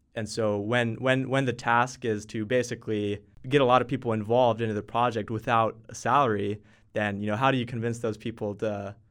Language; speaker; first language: English; native; English